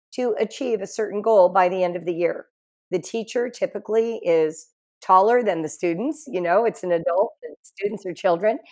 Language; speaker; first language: English; native; English